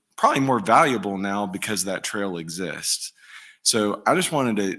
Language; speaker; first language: English; native; English